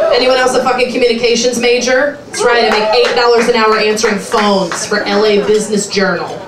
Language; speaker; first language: English; native; English